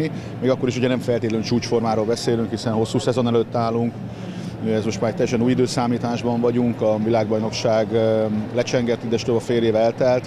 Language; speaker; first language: Hungarian; native; Hungarian